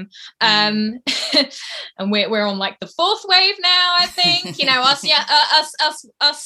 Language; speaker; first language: English; native; English